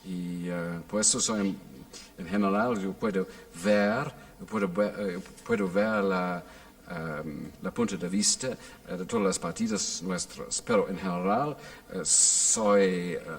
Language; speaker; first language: Spanish; non-native, fluent; English